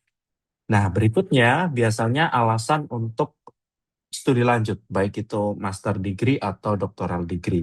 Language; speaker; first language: Indonesian; native; Indonesian